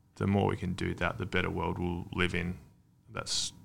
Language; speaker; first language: English; native; English